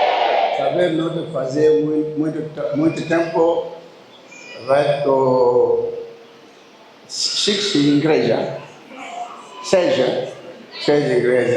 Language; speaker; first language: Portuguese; non-native, learner; Lingala